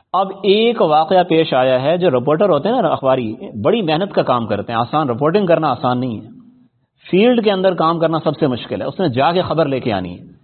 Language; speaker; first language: Urdu; non-native, local second language; Punjabi